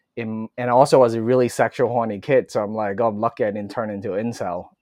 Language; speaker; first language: English; early bilingual, other home language; Cantonese